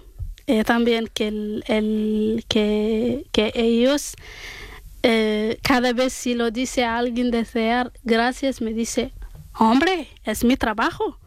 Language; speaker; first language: Spanish; non-native, learner; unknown